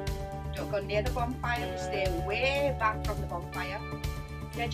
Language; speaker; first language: English; native; English